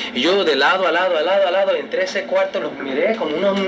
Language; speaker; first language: Spanish; early bilingual, heritage; Spanish